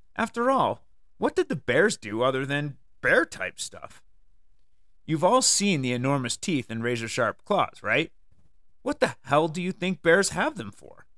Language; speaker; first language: English; native; English